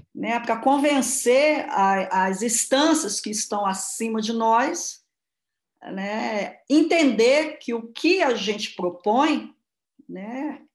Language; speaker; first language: Portuguese; native; Portuguese